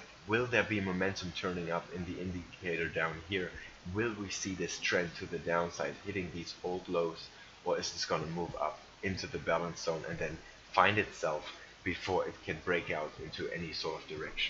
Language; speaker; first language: English; non-native, fluent; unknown